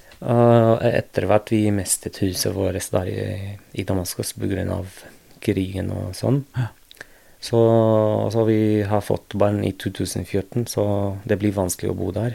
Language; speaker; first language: Norwegian; non-native, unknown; Arabic